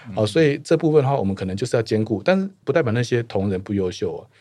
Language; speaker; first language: Chinese; native; Chinese